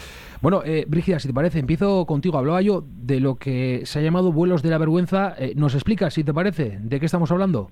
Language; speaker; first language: Spanish; native; Spanish